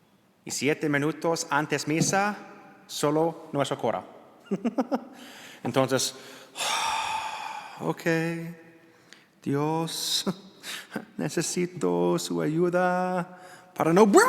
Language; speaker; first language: Spanish; non-native, learner; English